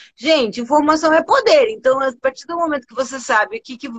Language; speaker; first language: Portuguese; early bilingual, other home language; Spanish